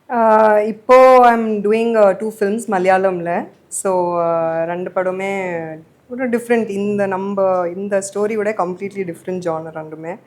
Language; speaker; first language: Tamil; non-native, fluent; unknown